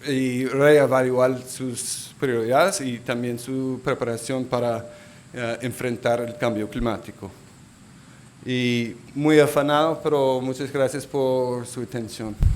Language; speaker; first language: Spanish; non-native, local second language; English